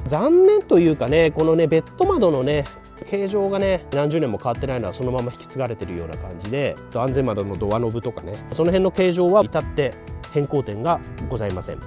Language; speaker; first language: Japanese; native; Japanese